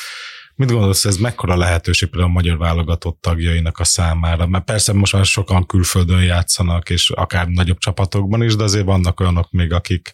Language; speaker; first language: Hungarian; native; Hungarian